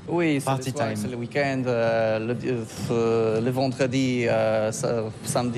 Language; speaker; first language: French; non-native, learner; Polish